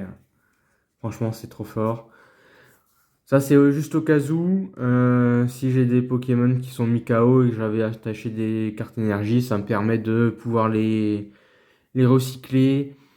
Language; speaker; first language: French; native; French